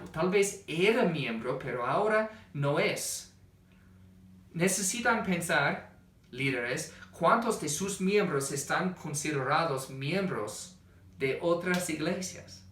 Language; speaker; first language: Spanish; non-native, fluent; English